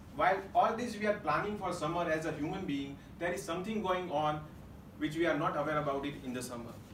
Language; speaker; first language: English; non-native, local second language; Gujarati